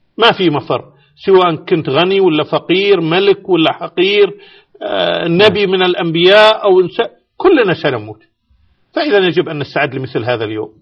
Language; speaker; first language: Arabic; native; Arabic